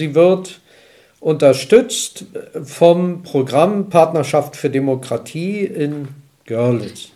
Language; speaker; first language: German; native; German